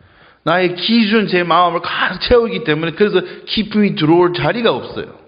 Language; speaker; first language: Korean; non-native, fluent; English